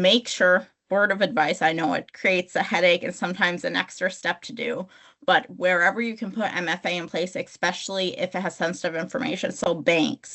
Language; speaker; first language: English; native; English